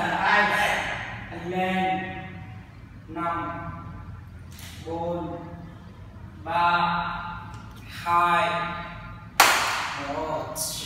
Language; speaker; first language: Vietnamese; non-native, learner; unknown